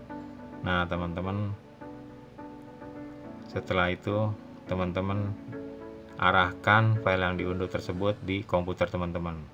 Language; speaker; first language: Indonesian; native; Indonesian